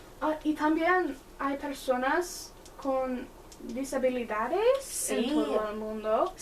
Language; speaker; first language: Spanish; non-native, learner; English